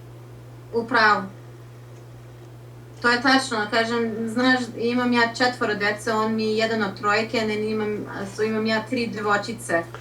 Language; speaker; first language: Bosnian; early bilingual, heritage; Serbian